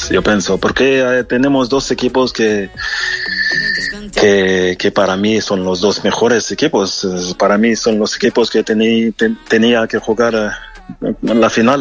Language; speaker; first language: Spanish; non-native, fluent; French